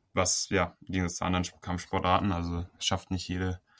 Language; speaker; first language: German; native; German